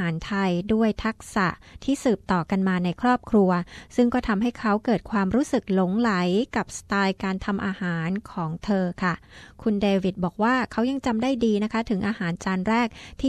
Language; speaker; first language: Thai; native; Thai